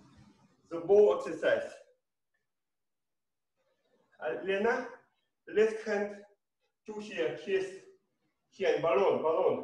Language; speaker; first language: English; non-native, learner; Russian